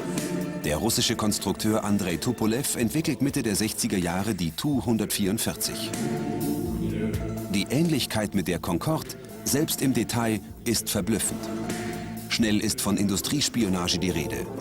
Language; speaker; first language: German; native; German